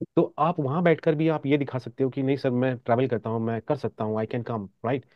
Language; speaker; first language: Hindi; non-native, local second language; Marathi